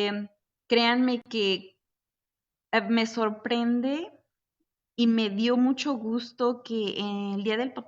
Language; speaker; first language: Spanish; native; Spanish